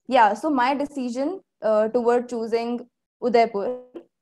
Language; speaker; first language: English; non-native, local second language; Hindi